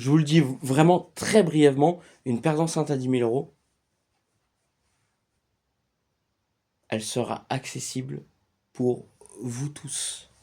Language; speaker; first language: French; native; French